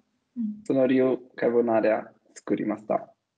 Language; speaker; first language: Japanese; non-native, learner; Italian